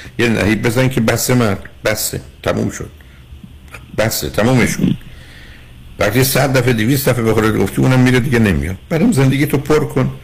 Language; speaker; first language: Persian; native; Persian